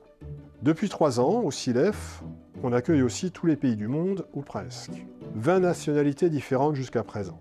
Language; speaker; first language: French; native; French